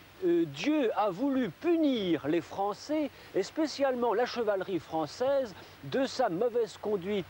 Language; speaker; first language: French; native; French